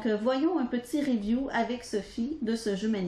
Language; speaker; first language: French; native; French